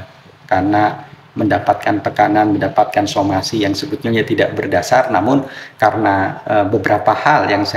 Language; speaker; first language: Indonesian; native; Indonesian